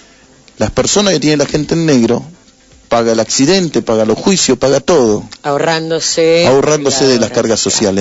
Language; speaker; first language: Spanish; native; Spanish